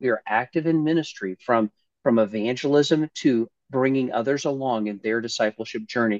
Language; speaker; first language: English; native; English